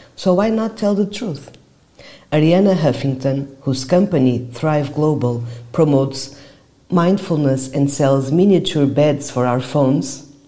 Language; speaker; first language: English; non-native, fluent; Portuguese